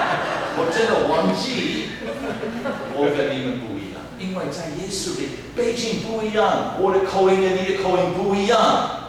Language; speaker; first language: Chinese; non-native, fluent; English